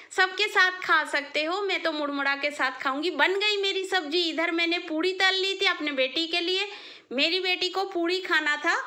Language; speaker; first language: Hindi; non-native, local second language; Bangla